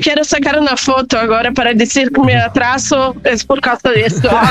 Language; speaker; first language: Spanish; non-native, fluent; Portuguese